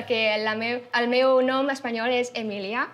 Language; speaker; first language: Catalan; non-native, learner; Chinese